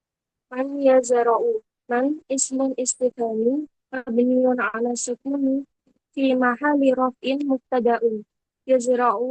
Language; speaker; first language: Arabic; non-native, learner; Indonesian